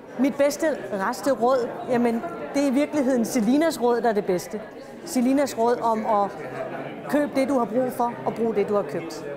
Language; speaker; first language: Danish; native; Danish